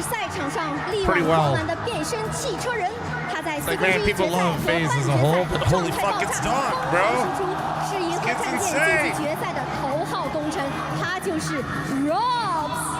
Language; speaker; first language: Chinese; native; Chinese